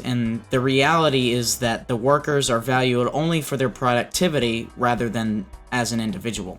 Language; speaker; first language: English; native; English